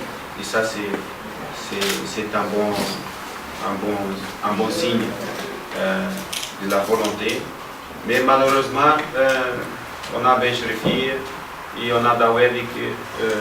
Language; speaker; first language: French; non-native, fluent; Portuguese